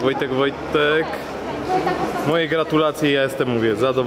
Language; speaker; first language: Polish; native; Polish